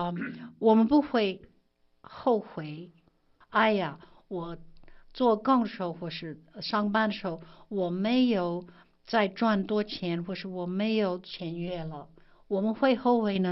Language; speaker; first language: Chinese; non-native, fluent; English